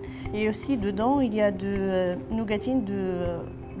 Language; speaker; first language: French; non-native, fluent; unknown